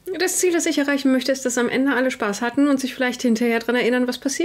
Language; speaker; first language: German; native; German